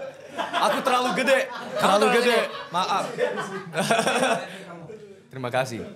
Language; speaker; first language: Indonesian; early bilingual, heritage; English